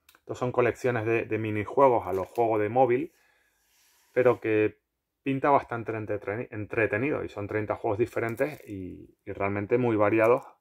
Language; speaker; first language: Spanish; native; Spanish